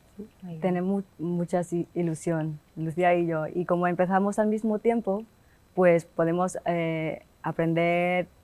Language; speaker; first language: Spanish; non-native, fluent; Vietnamese